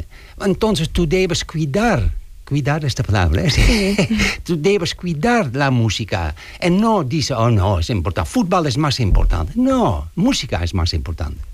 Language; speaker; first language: Spanish; non-native, learner; Dutch